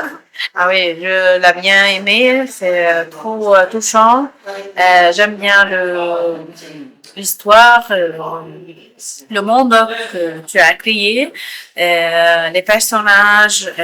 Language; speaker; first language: French; non-native, fluent; Arabic